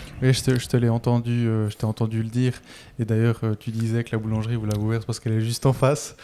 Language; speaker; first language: French; early bilingual, other home language; Spanish